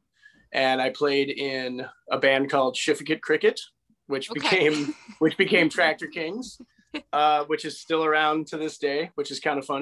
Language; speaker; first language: English; native; English